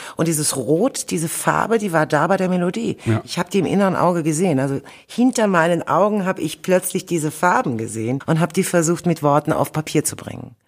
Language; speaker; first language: German; native; German